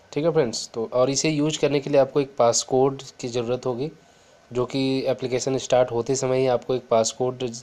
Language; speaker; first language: Hindi; native; Hindi